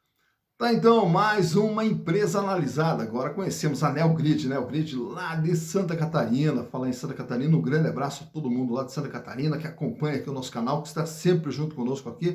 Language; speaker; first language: Portuguese; native; Portuguese